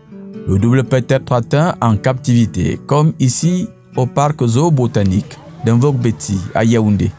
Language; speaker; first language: French; native; French